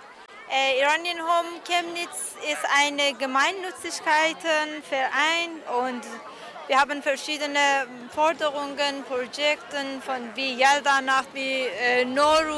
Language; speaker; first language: German; non-native, learner; Persian